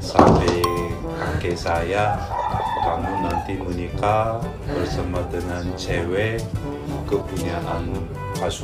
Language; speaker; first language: Indonesian; non-native, fluent; Korean